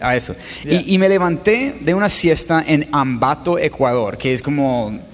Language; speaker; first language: Spanish; non-native, fluent; English